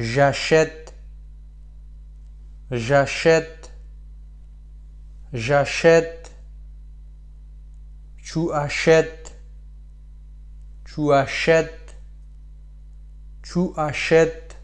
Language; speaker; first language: French; non-native, fluent; Pashto